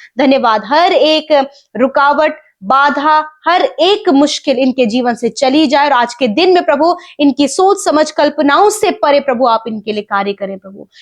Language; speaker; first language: Hindi; native; Hindi